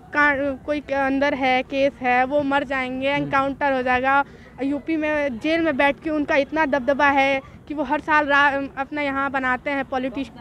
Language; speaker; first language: Hindi; native; Hindi